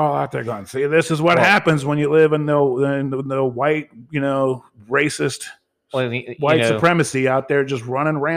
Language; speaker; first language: English; native; English